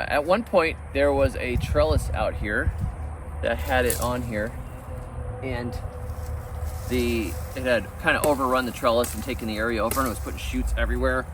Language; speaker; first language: English; native; English